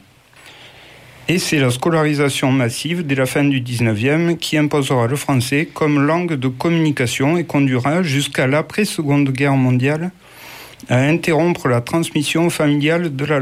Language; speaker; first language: French; native; French